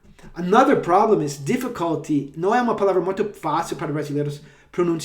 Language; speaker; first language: Portuguese; non-native, fluent; English